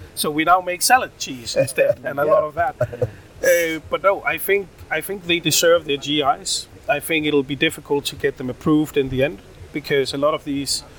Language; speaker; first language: English; non-native, fluent; Danish